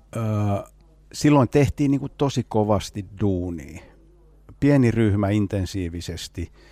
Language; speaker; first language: Finnish; native; Finnish